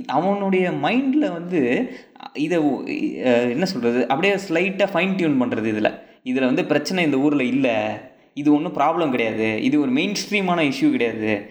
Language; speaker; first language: Tamil; native; Tamil